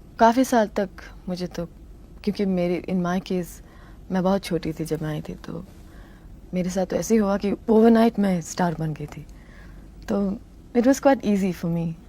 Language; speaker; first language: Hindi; non-native, local second language; Tamil